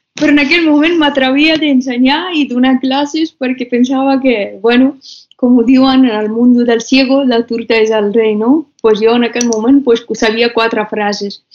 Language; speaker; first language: Catalan; non-native, fluent; Persian